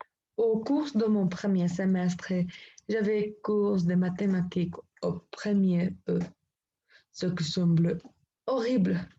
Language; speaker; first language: French; non-native, learner; Spanish